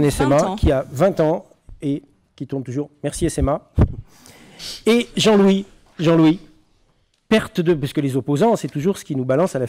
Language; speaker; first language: French; native; French